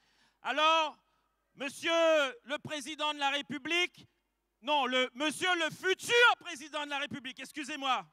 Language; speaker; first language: French; native; French